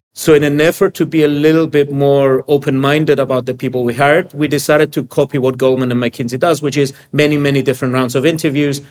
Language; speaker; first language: English; early bilingual, other home language; Greek